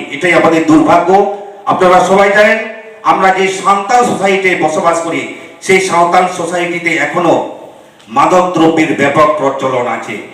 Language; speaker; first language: Bangla; non-native, local second language; Santali